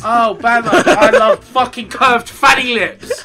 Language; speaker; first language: English; native; English